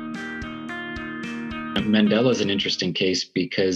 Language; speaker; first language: English; native; English